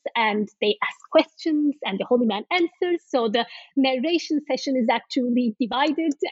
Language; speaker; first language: English; non-native, fluent; Turkish